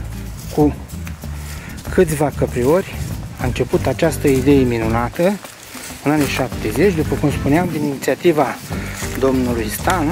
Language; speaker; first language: Romanian; native; Romanian